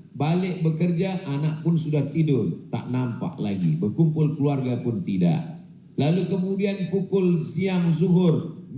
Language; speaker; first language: Malay; non-native, local second language; Minangkabau